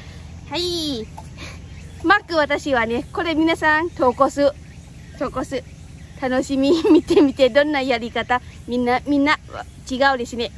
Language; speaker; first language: Japanese; non-native, learner; Lao